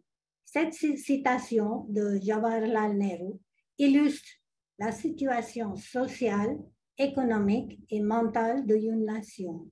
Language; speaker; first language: French; non-native, fluent; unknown